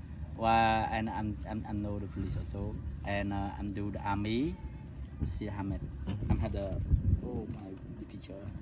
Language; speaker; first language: English; non-native, learner; Khmer